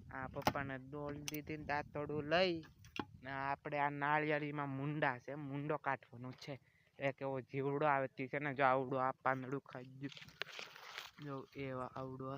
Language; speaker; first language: Gujarati; native; Gujarati